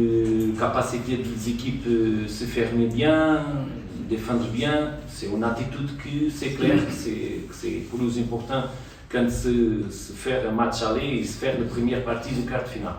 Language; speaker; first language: French; non-native, fluent; Portuguese